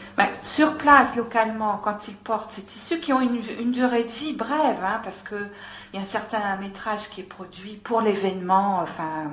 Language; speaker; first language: French; native; French